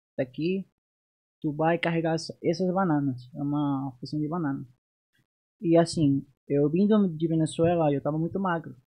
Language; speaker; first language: Portuguese; non-native, fluent; Spanish